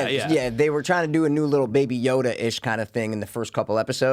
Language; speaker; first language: English; native; English